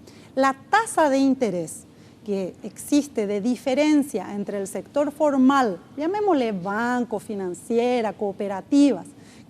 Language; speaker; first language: Spanish; native; Spanish